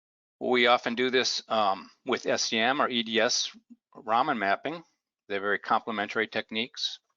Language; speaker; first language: English; native; English